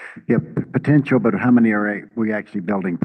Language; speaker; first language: English; native; English